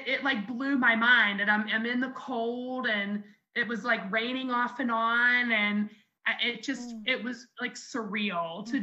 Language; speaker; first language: English; native; English